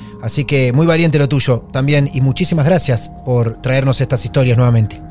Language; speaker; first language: Spanish; native; Spanish